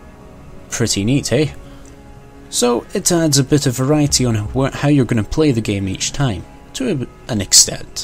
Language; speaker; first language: English; native; English